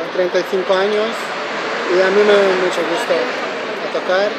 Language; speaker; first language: Spanish; non-native, learner; Ukrainian